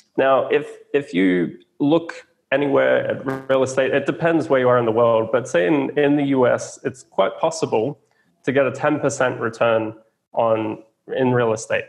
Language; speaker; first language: English; native; English